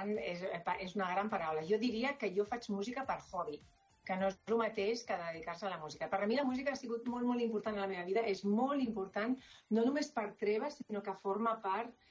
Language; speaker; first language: Catalan; non-native, local second language; Spanish